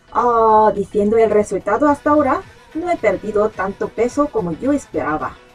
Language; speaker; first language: Spanish; non-native, fluent; Korean